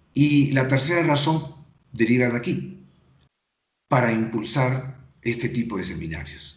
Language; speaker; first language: Spanish; native; Spanish